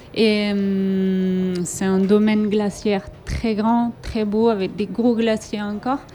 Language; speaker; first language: French; non-native, local second language; Italian